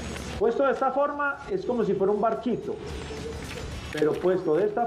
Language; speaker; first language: Spanish; native; Spanish